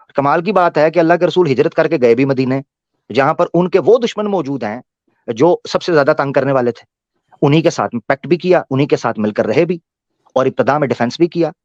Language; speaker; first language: Urdu; native; Urdu